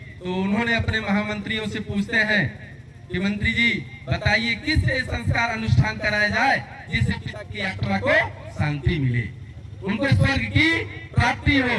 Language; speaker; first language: Hindi; native; Hindi